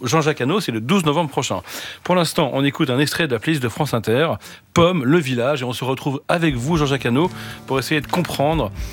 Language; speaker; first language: French; native; French